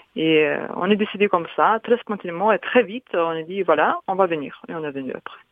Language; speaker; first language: French; non-native, learner; Lithuanian